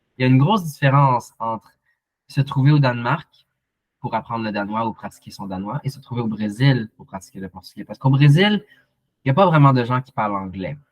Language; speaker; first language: French; native; French